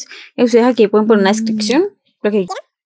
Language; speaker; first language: Spanish; native; Spanish